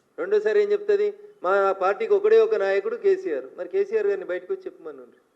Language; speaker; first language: Telugu; native; Telugu